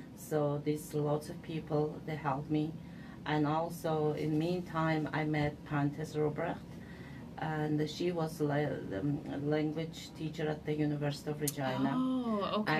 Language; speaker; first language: English; non-native, fluent; Uzbek